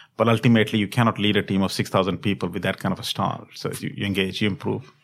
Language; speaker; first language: English; non-native, local second language; Hindi